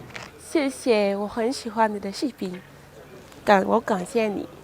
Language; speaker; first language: Chinese; non-native, learner; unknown